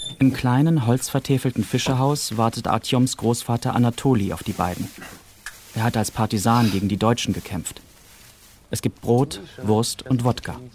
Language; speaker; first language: German; native; German